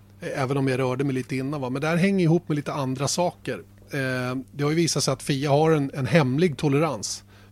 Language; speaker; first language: Swedish; native; Swedish